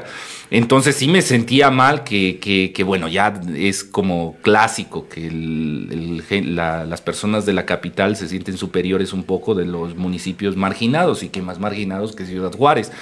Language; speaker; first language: Spanish; native; Spanish